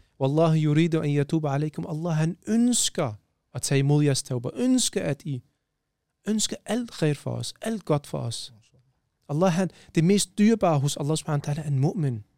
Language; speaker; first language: Danish; early bilingual, other home language; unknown